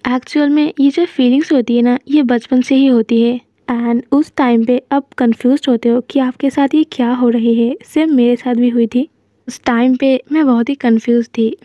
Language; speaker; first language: Hindi; non-native, local second language; Bangla